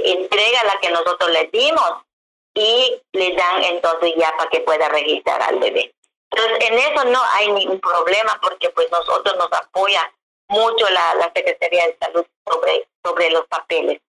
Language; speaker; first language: Spanish; non-native, local second language; Yucateco